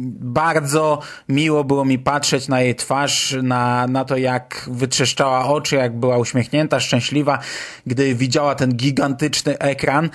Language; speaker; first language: Polish; native; Polish